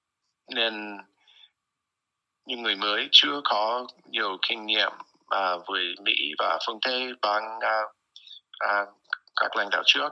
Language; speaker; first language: Vietnamese; non-native, fluent; English